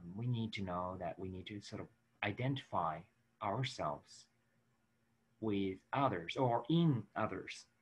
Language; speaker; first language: English; non-native, fluent; Japanese